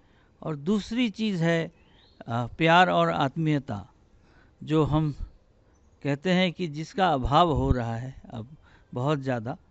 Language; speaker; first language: Hindi; native; Hindi